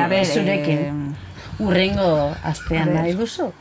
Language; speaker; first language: Basque; non-native, local second language; Spanish